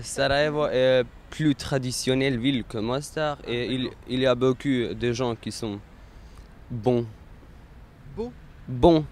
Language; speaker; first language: French; non-native, learner; Bosnian